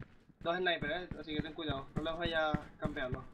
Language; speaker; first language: Spanish; native; Spanish